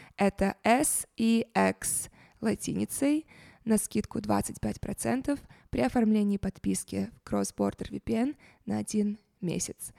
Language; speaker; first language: Russian; native; Russian